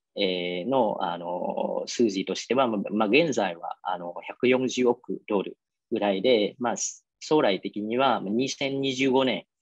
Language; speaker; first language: Japanese; non-native, fluent; Vietnamese